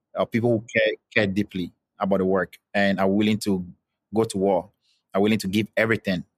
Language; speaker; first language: English; non-native, local second language; Ewe